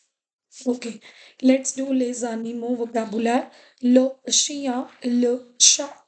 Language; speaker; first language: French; non-native, fluent; Hindi